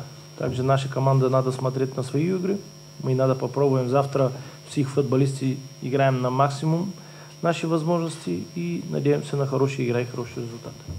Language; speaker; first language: Russian; non-native, learner; Bulgarian